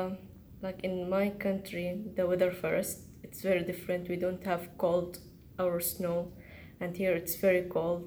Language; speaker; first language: English; non-native, learner; Arabic